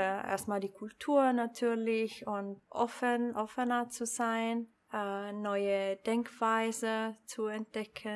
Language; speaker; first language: German; non-native, local second language; Italian